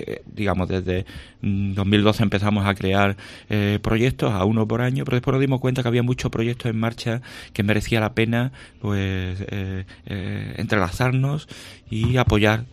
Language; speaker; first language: Spanish; native; Spanish